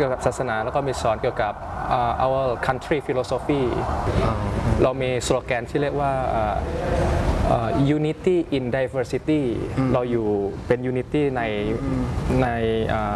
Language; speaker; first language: Thai; early bilingual, other home language; Indonesian